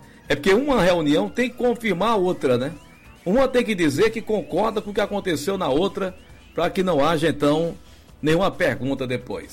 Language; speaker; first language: Portuguese; native; Portuguese